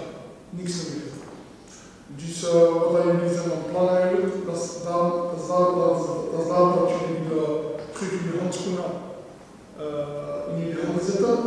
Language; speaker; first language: Dutch; non-native, local second language; French